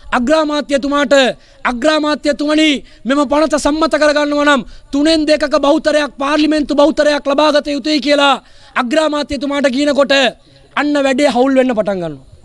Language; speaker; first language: Sinhala; non-native, local second language; Tamil